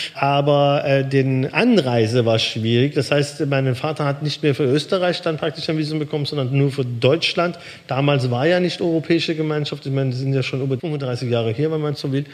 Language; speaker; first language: German; early bilingual, other home language; Persian